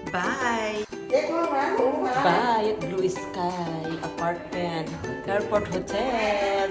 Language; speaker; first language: English; non-native, local second language; Filipino